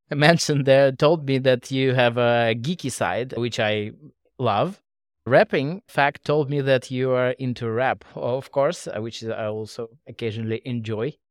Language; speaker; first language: English; non-native, fluent; Russian